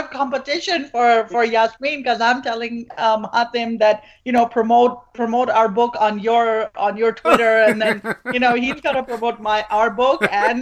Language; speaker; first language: English; non-native, local second language; Urdu